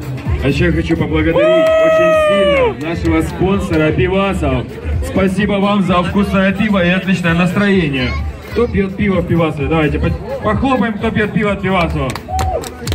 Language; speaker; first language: Russian; native; Russian